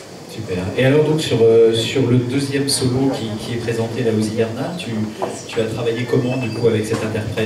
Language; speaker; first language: French; native; French